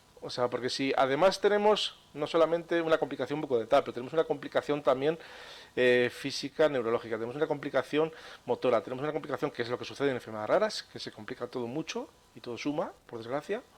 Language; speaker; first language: Spanish; native; Spanish